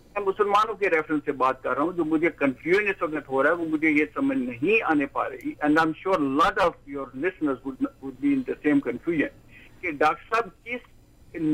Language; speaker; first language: Urdu; native; Urdu